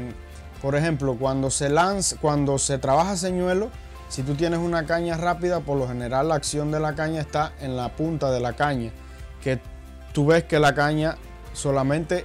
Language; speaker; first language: Spanish; native; Spanish